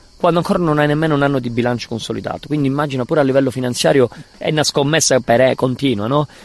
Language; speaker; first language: Italian; native; Italian